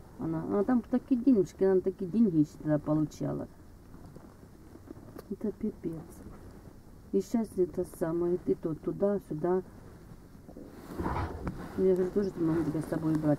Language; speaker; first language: Russian; native; Russian